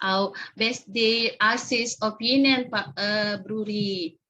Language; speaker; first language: English; non-native, learner; Indonesian